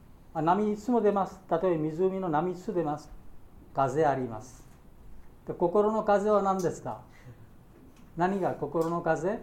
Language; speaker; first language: Japanese; non-native, learner; Bangla